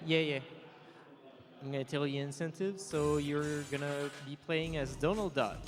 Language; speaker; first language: English; native; English